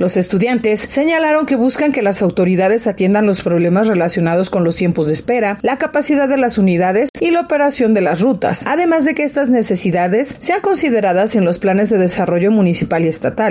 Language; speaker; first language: Spanish; native; Spanish